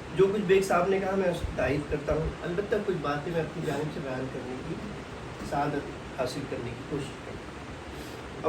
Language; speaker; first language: Urdu; native; Urdu